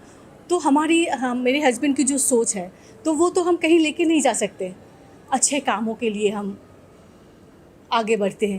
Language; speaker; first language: Hindi; non-native, local second language; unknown